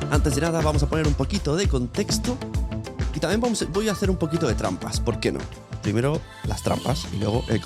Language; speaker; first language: Spanish; native; Spanish